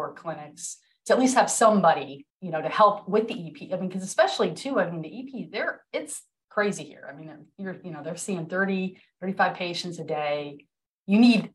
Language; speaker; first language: English; native; English